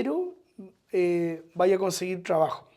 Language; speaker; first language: Spanish; native; Spanish